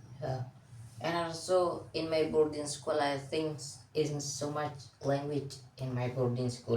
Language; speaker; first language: English; non-native, learner; Indonesian